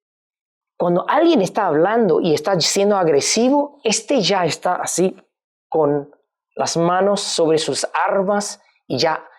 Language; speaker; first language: Spanish; non-native, fluent; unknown